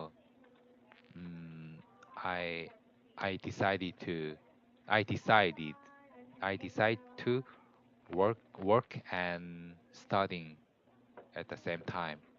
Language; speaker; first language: English; non-native, learner; Korean